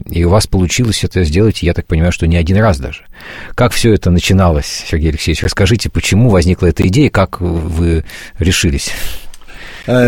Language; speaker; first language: Russian; native; Russian